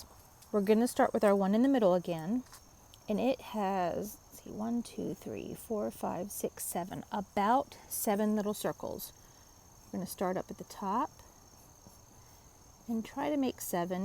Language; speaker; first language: English; native; English